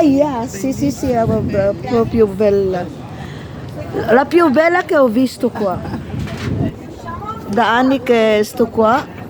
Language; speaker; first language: Italian; non-native, learner; Filipino